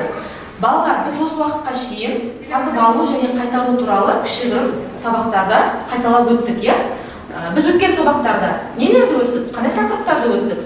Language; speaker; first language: Kazakh; native; Kazakh